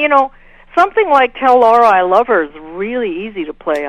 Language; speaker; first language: English; native; English